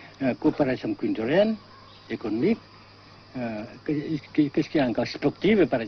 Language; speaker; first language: French; non-native, fluent; Vietnamese